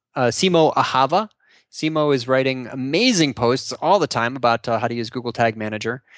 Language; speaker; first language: English; native; English